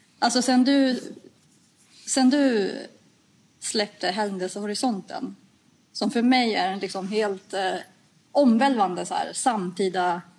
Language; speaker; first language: Swedish; early bilingual, other home language; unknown